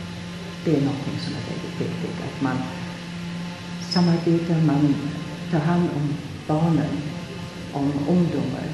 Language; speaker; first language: Swedish; non-native, fluent; German